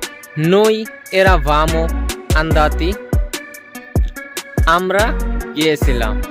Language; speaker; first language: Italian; non-native, fluent; Bangla